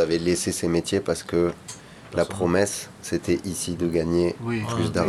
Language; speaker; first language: French; native; French